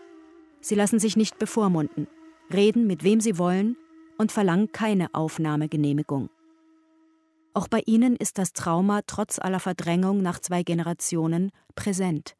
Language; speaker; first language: German; native; German